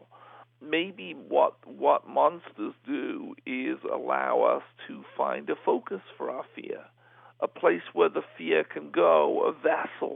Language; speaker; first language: English; native; English